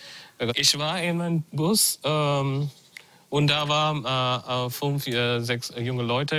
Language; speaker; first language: German; non-native, learner; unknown